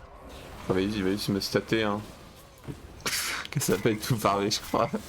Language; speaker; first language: French; native; French